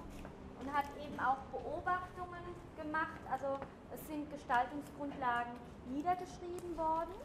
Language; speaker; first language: German; native; German